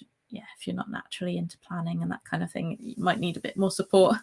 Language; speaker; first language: English; native; English